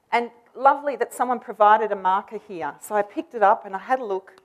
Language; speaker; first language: English; native; English